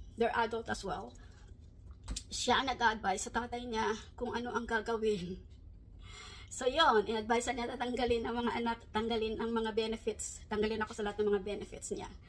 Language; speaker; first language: Filipino; non-native, local second language; Hiligaynon